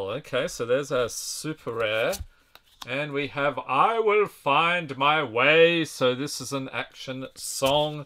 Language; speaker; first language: English; native; English